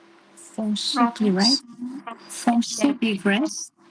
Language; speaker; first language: French; non-native, learner; Vietnamese